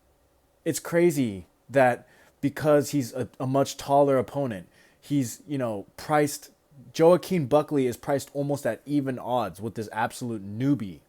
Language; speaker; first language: English; native; English